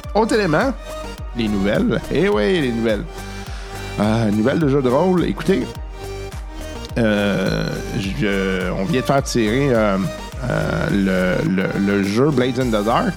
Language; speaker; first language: French; native; French